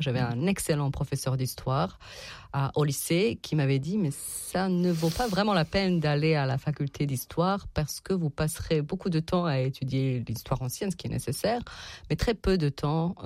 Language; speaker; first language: French; non-native, fluent; Serbian